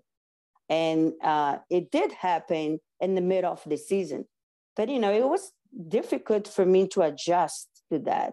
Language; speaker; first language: English; non-native, fluent; Portuguese